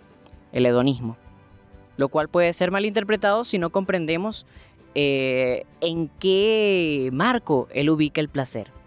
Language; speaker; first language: Spanish; native; Spanish